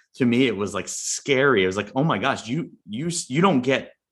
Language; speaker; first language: English; native; English